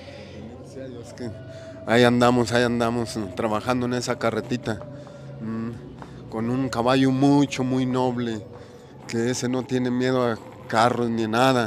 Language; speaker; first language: Spanish; native; Spanish